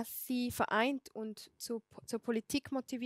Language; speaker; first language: German; non-native, fluent; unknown